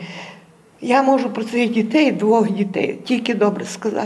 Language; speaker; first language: Ukrainian; native; Ukrainian